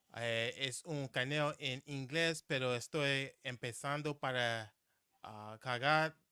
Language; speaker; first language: Spanish; non-native, learner; English